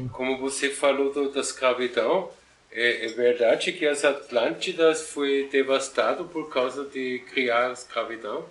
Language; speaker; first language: Portuguese; non-native, fluent; German